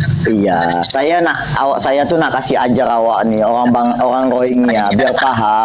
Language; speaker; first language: Malay; native; Malay